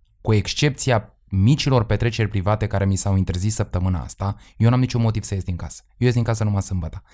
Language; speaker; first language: Romanian; native; Romanian